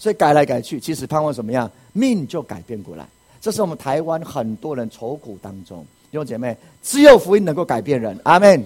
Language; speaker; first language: Chinese; native; Chinese